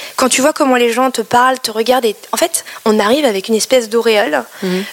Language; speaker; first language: French; native; French